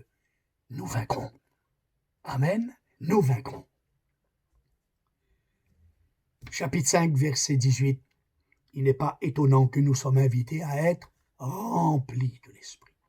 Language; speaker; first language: French; native; French